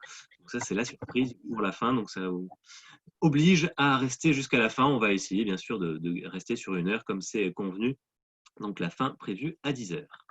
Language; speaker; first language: French; native; French